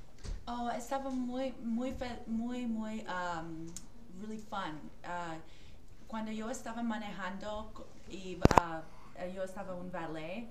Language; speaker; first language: Spanish; non-native, learner; English